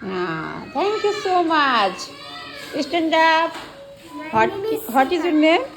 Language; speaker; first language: English; non-native, local second language; Bangla